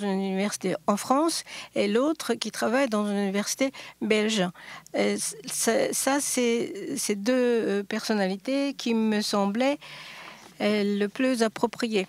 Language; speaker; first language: French; non-native, learner; Japanese